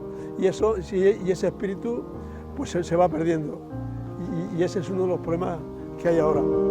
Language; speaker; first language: Spanish; native; Spanish